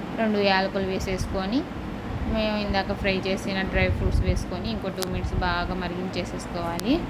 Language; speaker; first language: Telugu; non-native, local second language; Urdu